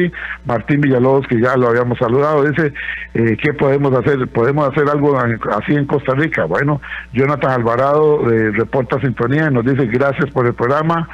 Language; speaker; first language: Spanish; native; Spanish